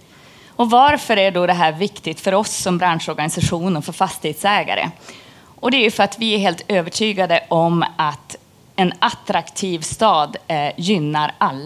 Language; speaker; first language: Swedish; native; Swedish